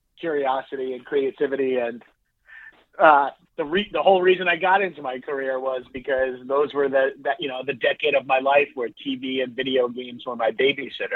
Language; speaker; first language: English; native; English